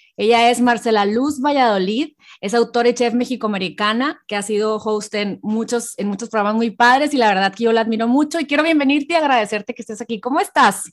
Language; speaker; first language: Spanish; native; Spanish